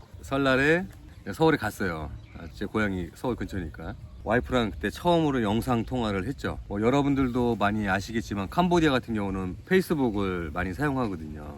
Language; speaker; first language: Korean; native; Korean